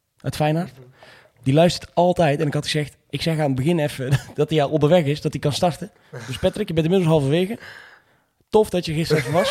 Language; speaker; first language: Dutch; native; Dutch